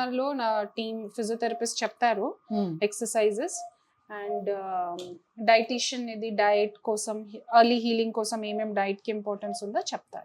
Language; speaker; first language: Telugu; non-native, fluent; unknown